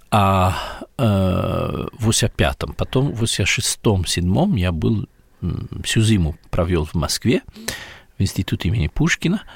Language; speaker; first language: Russian; non-native, fluent; Italian